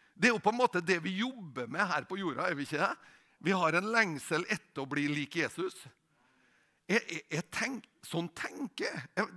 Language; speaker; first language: Norwegian; native; Norwegian